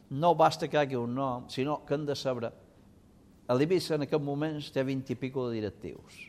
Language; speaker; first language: Catalan; non-native, local second language; Spanish